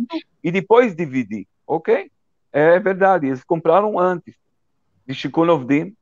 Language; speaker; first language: Portuguese; early bilingual, heritage; Portuguese